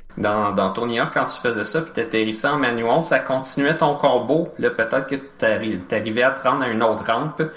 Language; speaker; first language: French; native; French